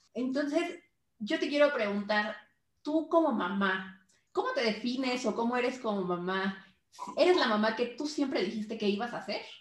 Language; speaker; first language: Spanish; native; Spanish